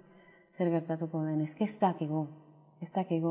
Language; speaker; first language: Basque; non-native, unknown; Spanish